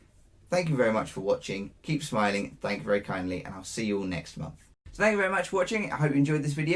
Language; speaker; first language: English; native; English